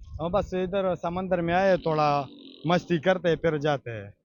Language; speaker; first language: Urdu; non-native, local second language; Pashto